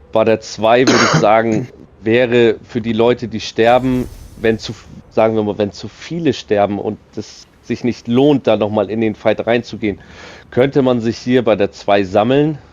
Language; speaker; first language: German; native; German